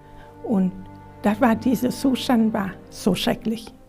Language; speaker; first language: German; non-native, fluent; Vietnamese